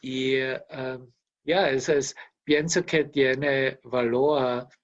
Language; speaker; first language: Spanish; non-native, fluent; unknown